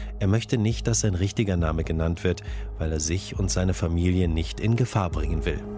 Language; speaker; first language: German; native; German